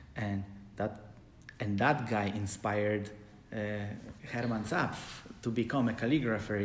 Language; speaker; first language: English; non-native, fluent; Polish